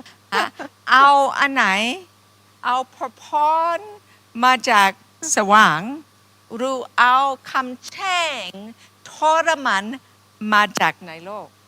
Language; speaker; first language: Thai; non-native, fluent; English